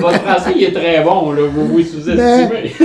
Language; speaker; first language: French; native; French